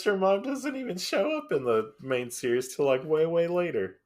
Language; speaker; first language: English; native; English